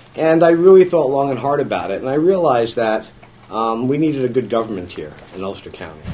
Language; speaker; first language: English; native; English